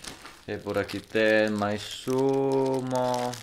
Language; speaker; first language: Spanish; non-native, learner; Portuguese